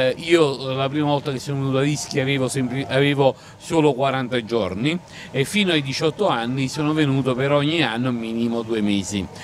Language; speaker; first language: Italian; native; Italian